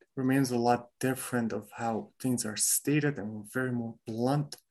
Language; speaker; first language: English; early bilingual, other home language; Romanian